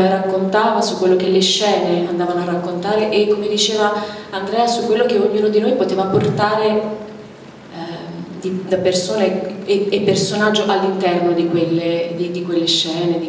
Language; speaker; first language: Italian; native; Italian